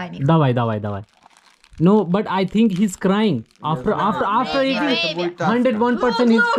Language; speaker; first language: English; non-native, learner; Hindi